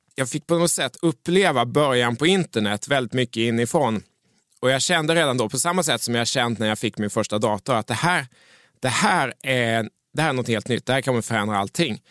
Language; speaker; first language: Swedish; native; Swedish